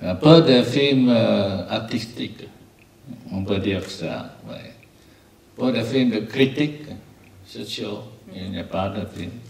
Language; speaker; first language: French; non-native, learner; Vietnamese